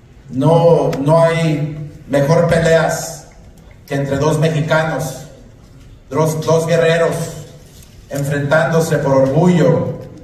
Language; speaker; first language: Spanish; early bilingual, heritage; Spanish